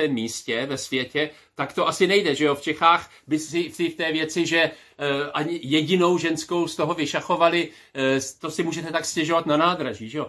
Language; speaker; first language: Czech; native; Czech